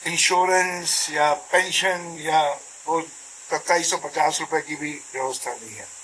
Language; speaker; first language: Hindi; non-native, local second language; Marathi